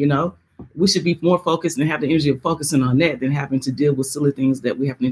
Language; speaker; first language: English; native; English